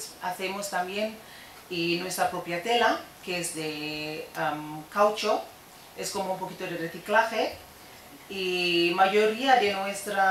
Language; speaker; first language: Spanish; non-native, fluent; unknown